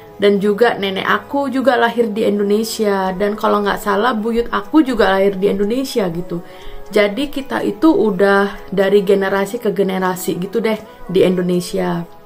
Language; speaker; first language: Indonesian; native; Indonesian